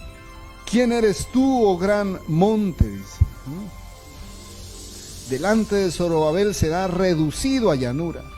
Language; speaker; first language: Spanish; native; Spanish